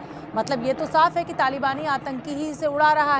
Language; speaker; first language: Hindi; native; Hindi